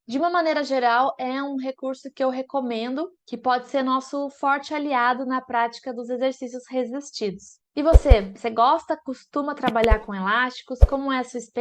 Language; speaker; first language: Portuguese; native; Portuguese